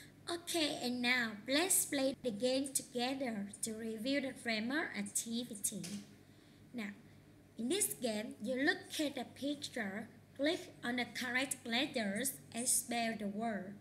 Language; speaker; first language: English; non-native, learner; Vietnamese